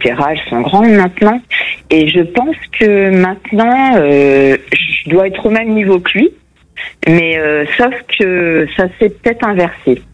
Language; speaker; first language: French; non-native, fluent; Portuguese